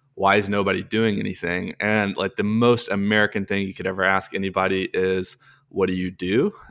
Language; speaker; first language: English; native; English